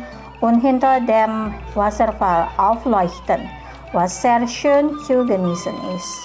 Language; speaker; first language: German; non-native, fluent; Indonesian